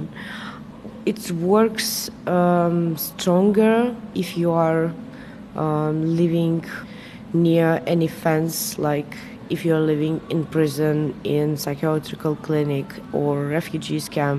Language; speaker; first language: English; non-native, fluent; Arabic